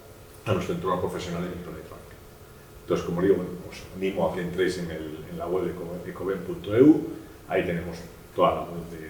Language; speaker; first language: Spanish; native; Spanish